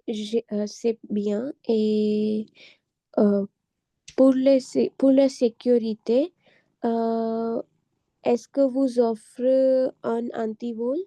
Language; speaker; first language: French; non-native, learner; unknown